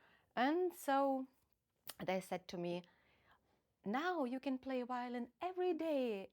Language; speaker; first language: English; non-native, fluent; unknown